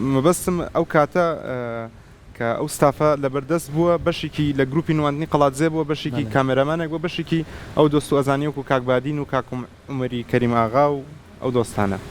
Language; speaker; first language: Central Kurdish; early bilingual, heritage; Central Kurdish